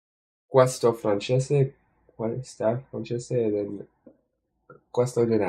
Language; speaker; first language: Italian; non-native, learner; English